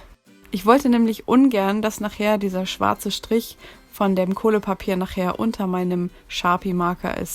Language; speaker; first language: German; native; German